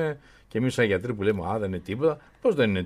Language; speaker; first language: Greek; native; Greek